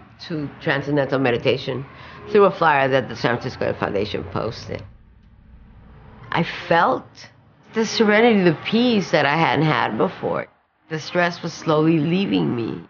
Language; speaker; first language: English; early bilingual, other home language; Spanish